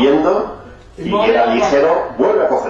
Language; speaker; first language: Spanish; native; Spanish